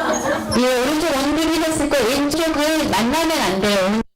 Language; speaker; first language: Korean; native; Korean